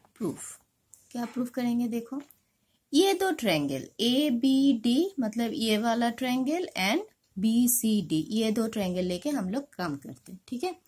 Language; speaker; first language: Hindi; non-native, local second language; Bangla